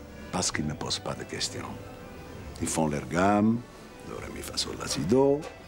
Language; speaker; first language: French; native; French